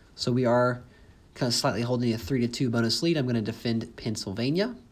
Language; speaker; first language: English; native; English